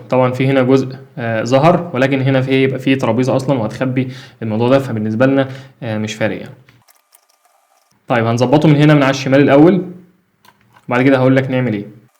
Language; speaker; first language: Arabic; native; Arabic